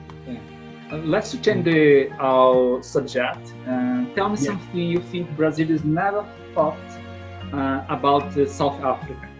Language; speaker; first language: English; non-native, learner; Portuguese